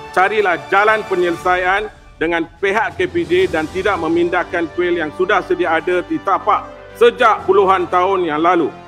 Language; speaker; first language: Malay; non-native, local second language; Tamil